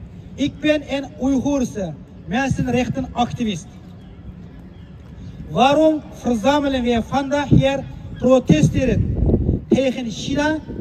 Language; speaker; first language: Dutch; non-native, fluent; Uyghur